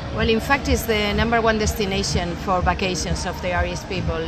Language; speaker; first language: English; non-native, fluent; Spanish